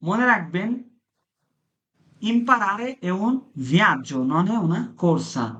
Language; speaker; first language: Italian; non-native, fluent; Bangla